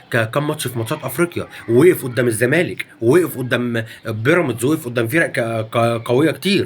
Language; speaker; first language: Arabic; native; Arabic